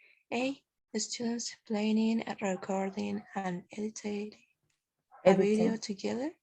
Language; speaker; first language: English; non-native, learner; Spanish